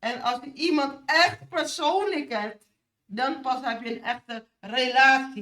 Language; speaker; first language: Dutch; non-native, fluent; Indonesian